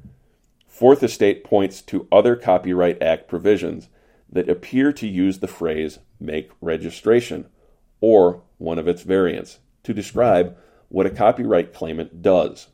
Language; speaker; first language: English; native; English